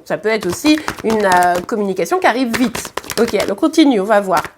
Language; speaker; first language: French; native; French